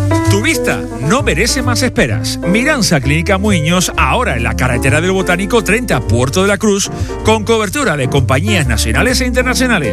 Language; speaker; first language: Spanish; native; Spanish